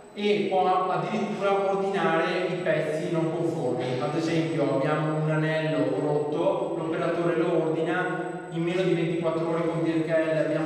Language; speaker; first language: Italian; native; Italian